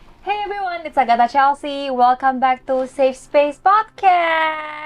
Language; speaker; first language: English; non-native, fluent; Indonesian